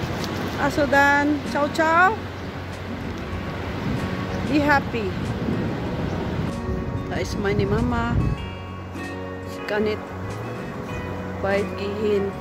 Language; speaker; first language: German; non-native, learner; Filipino